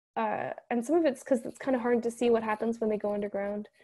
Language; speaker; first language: English; native; English